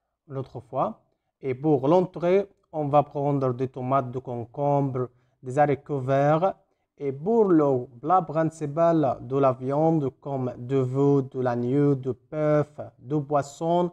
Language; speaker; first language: French; non-native, fluent; Arabic